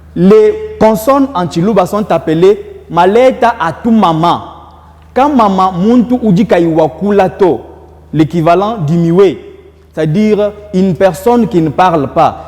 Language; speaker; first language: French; non-native, local second language; Luba-Lulua